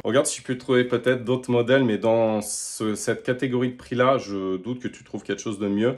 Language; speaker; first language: French; native; French